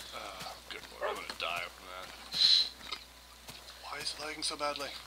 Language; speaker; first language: English; native; English